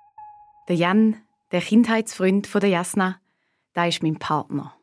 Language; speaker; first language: German; native; German